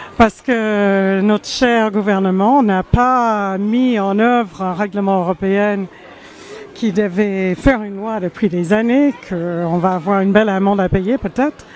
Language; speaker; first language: French; non-native, fluent; English